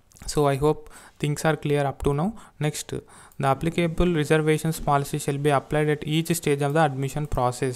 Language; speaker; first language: English; non-native, local second language; Telugu